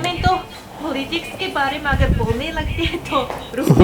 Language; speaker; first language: Hindi; non-native, fluent; Japanese